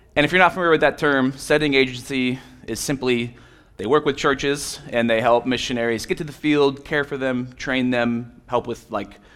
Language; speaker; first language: English; native; English